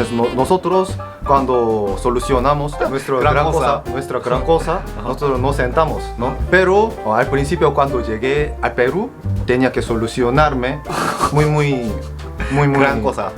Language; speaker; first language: Spanish; non-native, fluent; Korean